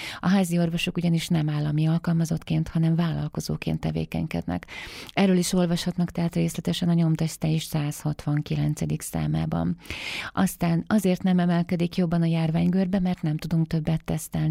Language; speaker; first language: Hungarian; native; Hungarian